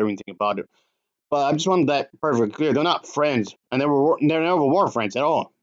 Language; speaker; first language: English; native; English